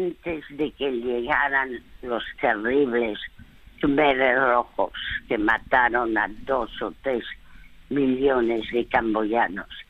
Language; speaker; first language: Spanish; early bilingual, other home language; French